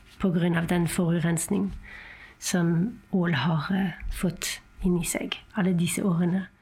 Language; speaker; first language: Norwegian; non-native, fluent; French